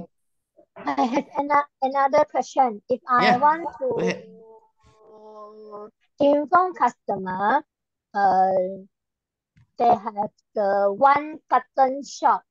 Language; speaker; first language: English; non-native, learner; Malay